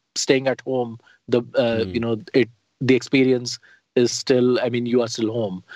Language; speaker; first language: English; non-native, local second language; Hindi